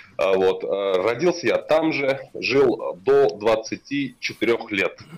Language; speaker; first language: Russian; non-native, local second language; Tatar